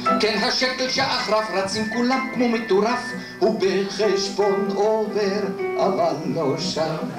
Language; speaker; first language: Hebrew; non-native, fluent; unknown